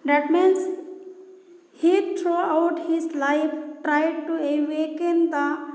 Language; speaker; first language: English; non-native, local second language; Assamese